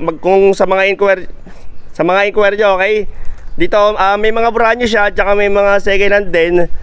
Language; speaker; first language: Filipino; native; Filipino